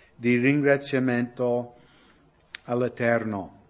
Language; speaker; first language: Italian; non-native, fluent; English